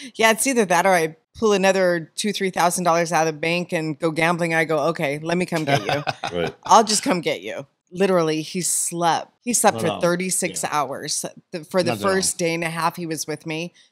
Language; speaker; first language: English; native; English